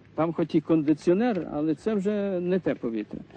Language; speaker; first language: Ukrainian; native; Ukrainian